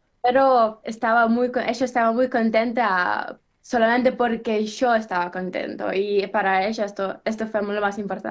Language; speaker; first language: Spanish; non-native, learner; Ukrainian